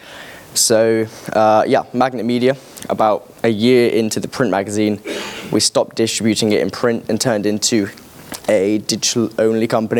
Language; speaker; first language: English; native; English